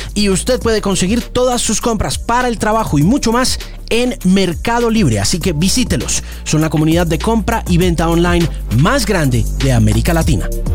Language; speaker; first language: Spanish; native; Spanish